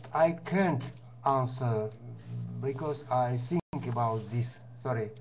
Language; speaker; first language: English; non-native, learner; Russian